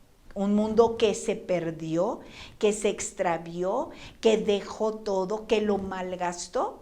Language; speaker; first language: Spanish; native; Spanish